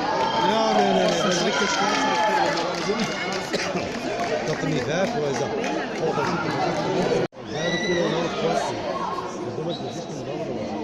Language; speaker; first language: Dutch; native; Dutch